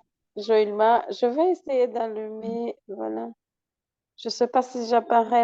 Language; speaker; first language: French; non-native, fluent; Portuguese